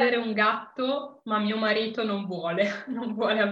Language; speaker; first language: Italian; non-native, learner; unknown